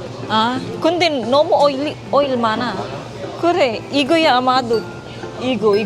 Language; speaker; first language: Korean; non-native, learner; Filipino